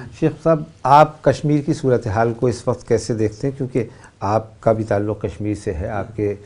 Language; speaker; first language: Hindi; native; Hindi